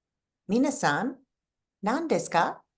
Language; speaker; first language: Japanese; non-native, fluent; English